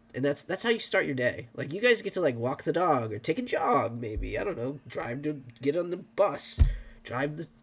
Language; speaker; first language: English; native; English